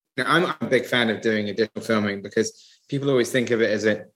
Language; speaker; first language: English; native; English